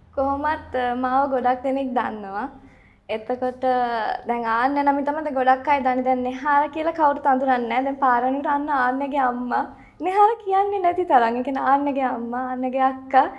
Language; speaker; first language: Sinhala; native; Sinhala